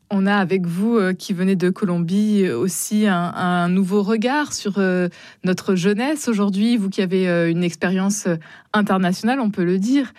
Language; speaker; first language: French; native; French